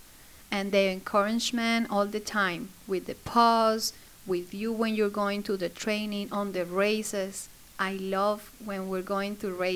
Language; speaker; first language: English; non-native, fluent; Spanish